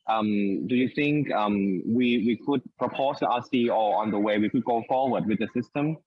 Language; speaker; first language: English; non-native, fluent; Thai